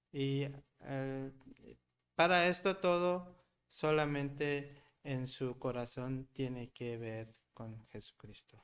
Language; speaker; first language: Spanish; non-native, learner; Korean